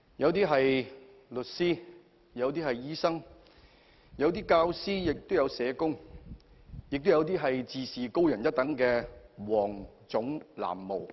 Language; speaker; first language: Cantonese; native; Cantonese